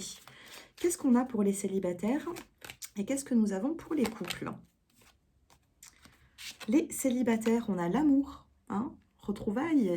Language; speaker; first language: French; native; French